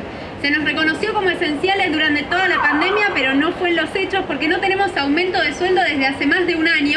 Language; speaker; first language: Spanish; native; Spanish